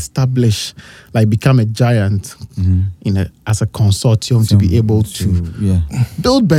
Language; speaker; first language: English; non-native, local second language; Akan